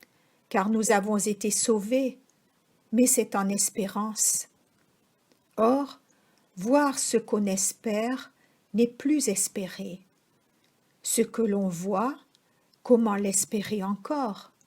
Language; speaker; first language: French; native; French